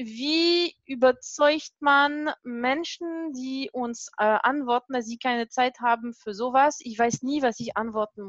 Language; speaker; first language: German; non-native, fluent; French